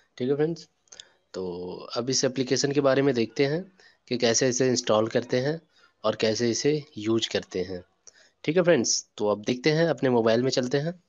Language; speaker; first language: Hindi; native; Hindi